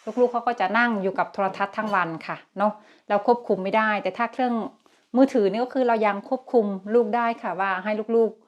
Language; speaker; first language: Thai; native; Thai